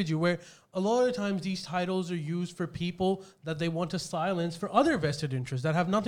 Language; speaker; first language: English; non-native, local second language; Urdu